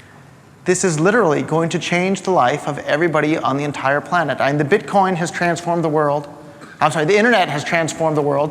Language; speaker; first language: English; native; English